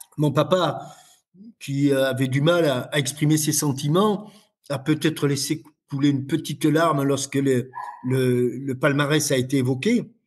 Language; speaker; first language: French; native; French